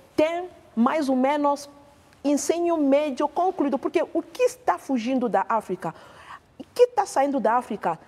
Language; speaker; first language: Portuguese; non-native, fluent; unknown